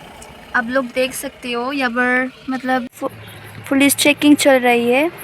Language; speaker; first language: Hindi; non-native, local second language; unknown